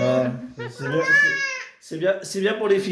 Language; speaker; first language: French; native; French